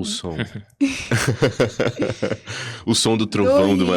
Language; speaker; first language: Portuguese; native; Portuguese